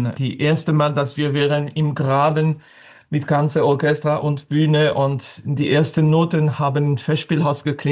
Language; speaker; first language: German; non-native, fluent; French